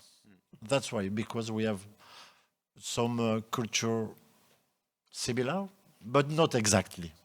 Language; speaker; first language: English; non-native, local second language; French